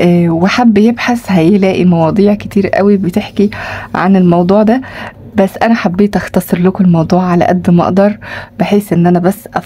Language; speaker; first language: Arabic; native; Arabic